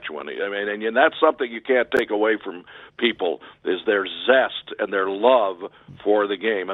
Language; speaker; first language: English; native; English